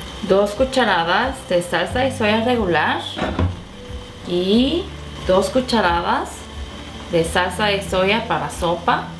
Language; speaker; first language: Spanish; non-native, fluent; Korean